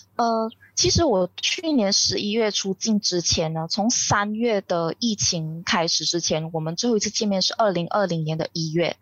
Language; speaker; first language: Chinese; native; Chinese